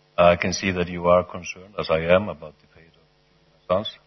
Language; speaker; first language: English; non-native, fluent; Icelandic